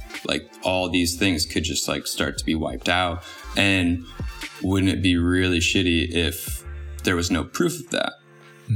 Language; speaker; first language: English; native; English